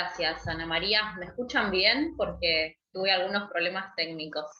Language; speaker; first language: Spanish; native; Spanish